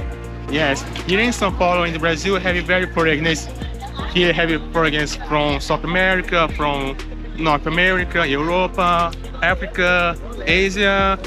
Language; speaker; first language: English; non-native, learner; Portuguese